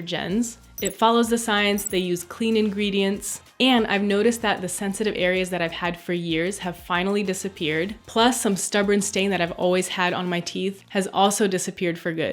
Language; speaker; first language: English; native; English